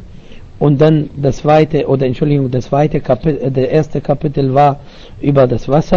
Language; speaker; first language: German; non-native, learner; Arabic